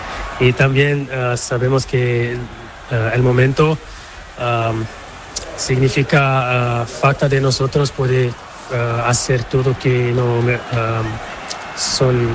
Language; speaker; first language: Spanish; non-native, learner; Portuguese